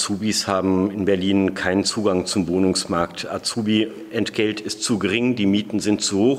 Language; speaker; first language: German; native; German